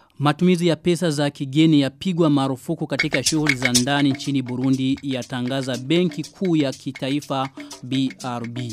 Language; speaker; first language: Swahili; non-native, local second language; Rundi